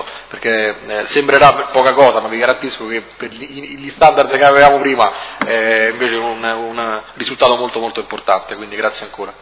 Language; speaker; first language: Italian; native; Italian